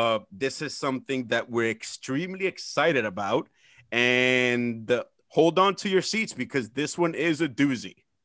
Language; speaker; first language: English; early bilingual, other home language; Spanish